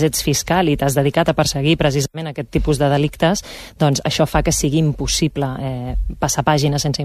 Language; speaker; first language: Catalan; native; Catalan